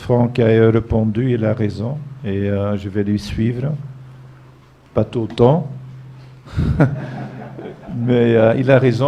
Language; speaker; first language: French; non-native, fluent; Dutch